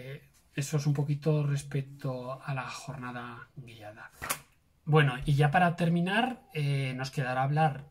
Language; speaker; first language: Spanish; native; Spanish